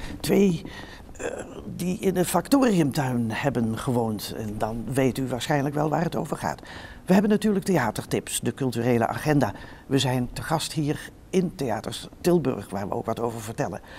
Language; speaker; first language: Dutch; native; Dutch